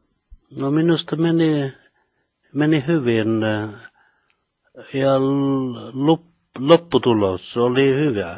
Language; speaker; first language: Finnish; early bilingual, heritage; Finnish